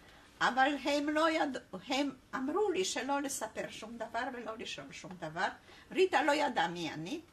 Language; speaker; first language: Hebrew; non-native, fluent; Polish